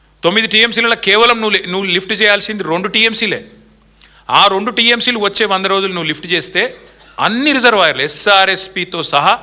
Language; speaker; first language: Telugu; native; Telugu